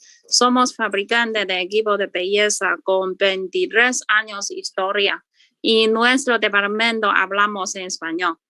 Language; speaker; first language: Spanish; non-native, learner; Chinese